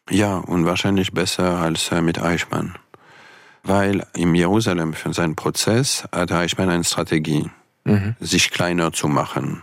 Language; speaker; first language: German; non-native, fluent; French